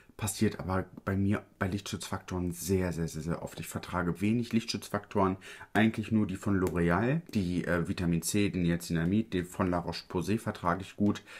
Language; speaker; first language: German; early bilingual, other home language; Italian